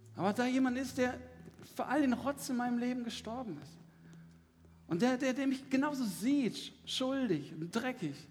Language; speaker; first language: German; native; German